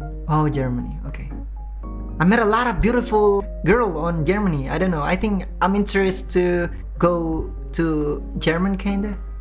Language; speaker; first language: English; non-native, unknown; Indonesian